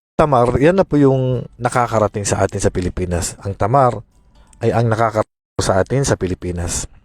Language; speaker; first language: Filipino; non-native, local second language; Maranao